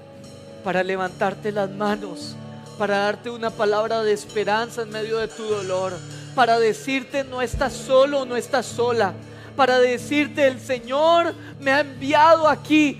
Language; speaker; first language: Spanish; native; Spanish